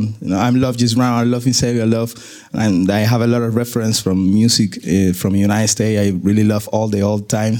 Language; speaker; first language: English; non-native, learner; Spanish